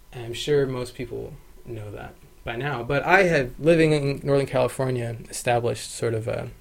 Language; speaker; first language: English; native; English